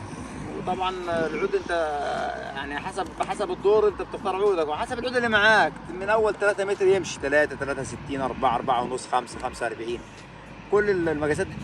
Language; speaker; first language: Arabic; native; Arabic